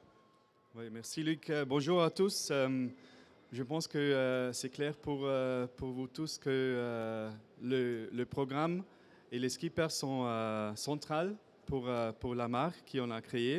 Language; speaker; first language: French; non-native, fluent; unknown